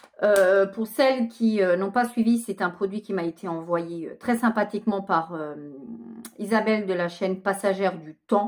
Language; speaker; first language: French; native; French